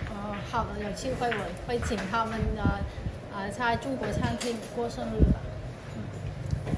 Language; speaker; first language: Chinese; non-native, learner; Vietnamese